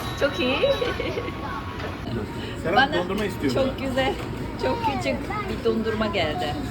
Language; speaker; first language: Turkish; non-native, learner; Japanese